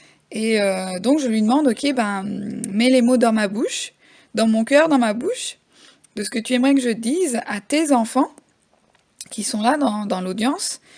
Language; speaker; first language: French; native; French